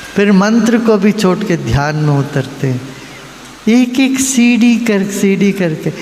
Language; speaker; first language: Hindi; non-native, local second language; Malayalam